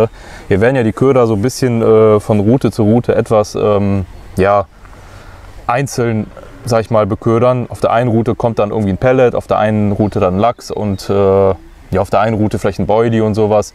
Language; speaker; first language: German; native; German